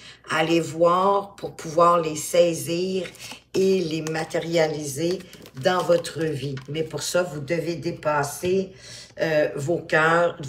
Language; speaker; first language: French; native; French